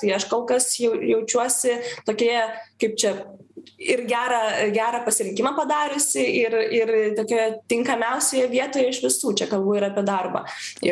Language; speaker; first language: Lithuanian; non-native, local second language; Polish